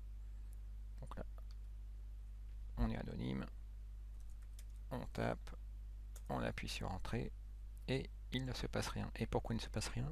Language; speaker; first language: French; native; French